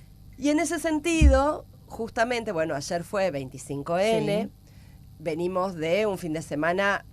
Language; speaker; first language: Spanish; native; Spanish